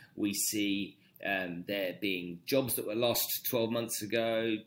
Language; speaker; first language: English; native; English